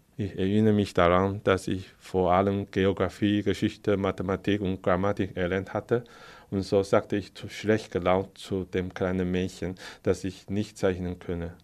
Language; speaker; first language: German; non-native, fluent; Chinese